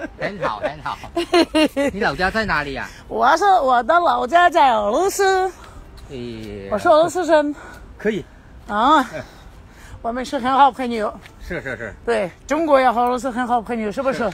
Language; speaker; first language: Chinese; non-native, learner; Russian